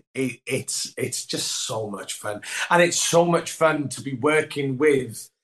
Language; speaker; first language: English; non-native, local second language; Welsh